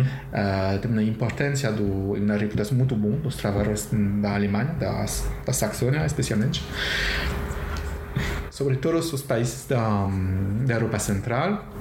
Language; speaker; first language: Portuguese; non-native, learner; French